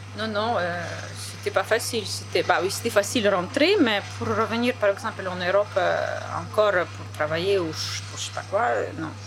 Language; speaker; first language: French; non-native, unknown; Ukrainian